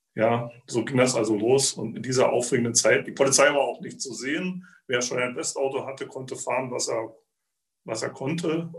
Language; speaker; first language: German; native; German